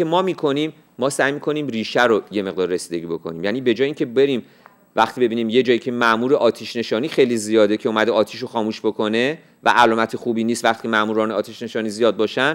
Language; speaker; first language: Persian; native; Persian